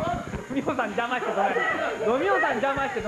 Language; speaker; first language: Japanese; native; Japanese